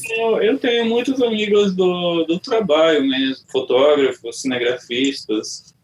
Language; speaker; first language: Portuguese; non-native, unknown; Hungarian